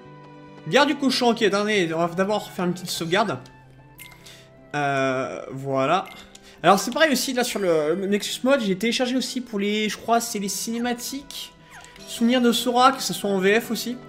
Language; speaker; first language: French; native; French